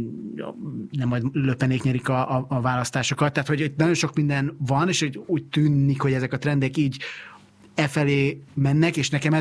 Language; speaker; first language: Hungarian; native; Hungarian